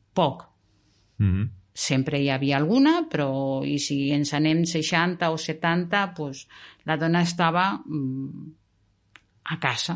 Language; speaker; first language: Catalan; non-native, local second language; Spanish